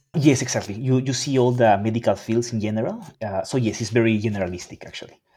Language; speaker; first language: English; non-native, fluent; Spanish